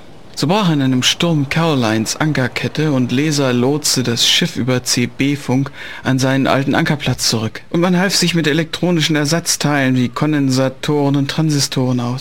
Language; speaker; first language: German; native; German